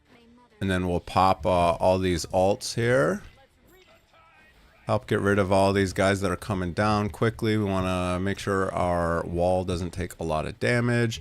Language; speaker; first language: English; native; English